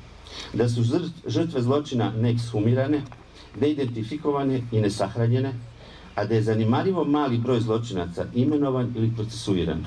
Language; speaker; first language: Croatian; native; Croatian